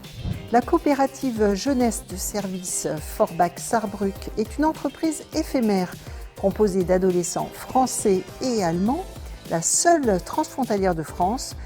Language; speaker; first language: French; native; French